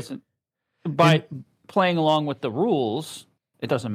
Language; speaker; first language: English; native; English